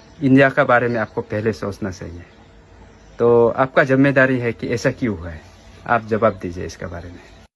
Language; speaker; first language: Hindi; non-native, local second language; Nepali